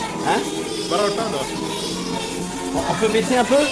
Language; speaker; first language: French; native; French